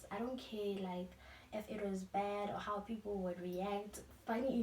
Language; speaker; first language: English; non-native, local second language; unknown